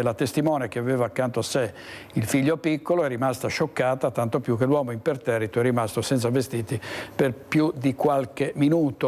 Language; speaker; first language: Italian; native; Italian